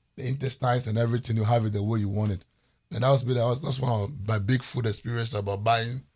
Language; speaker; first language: English; non-native, local second language; Ewe